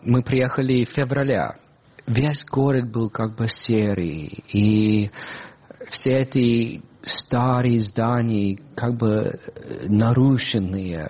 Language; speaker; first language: Russian; non-native, fluent; English